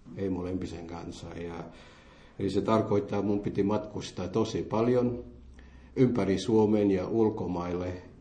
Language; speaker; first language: Finnish; non-native, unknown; Morisyen